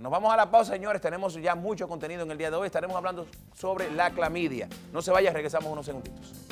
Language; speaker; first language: Spanish; native; Spanish